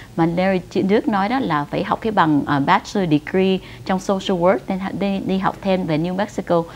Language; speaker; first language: Vietnamese; early bilingual, heritage; Vietnamese